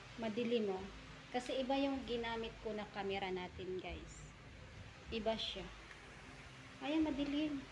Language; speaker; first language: Filipino; non-native, local second language; Cebuano